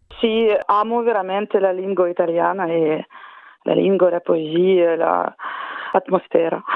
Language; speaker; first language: Italian; non-native, fluent; Russian